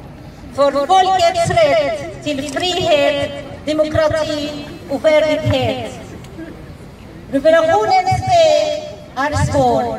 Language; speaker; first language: Swedish; non-native, learner; Arabic